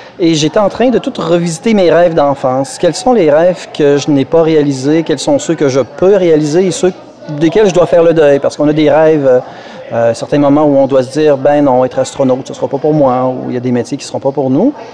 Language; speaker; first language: French; native; French